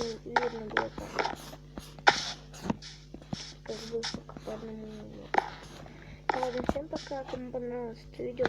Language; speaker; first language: Russian; native; Russian